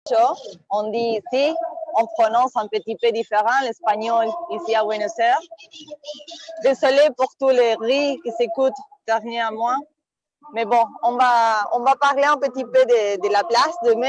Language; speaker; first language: French; non-native, fluent; Spanish